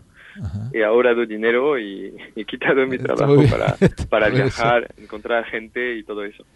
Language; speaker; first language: Spanish; non-native, fluent; French